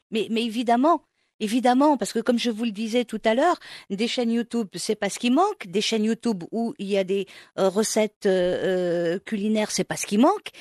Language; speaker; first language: French; non-native, local second language; Arabic